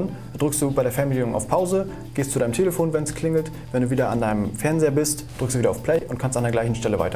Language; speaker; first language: German; native; German